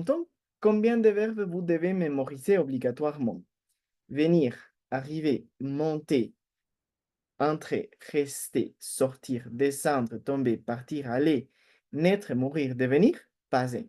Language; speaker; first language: French; non-native, fluent; Spanish